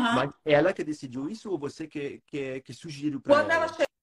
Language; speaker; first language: Portuguese; non-native, fluent; French